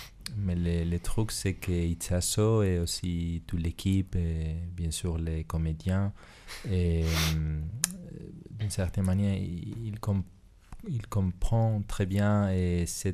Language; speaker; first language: French; non-native, fluent; Spanish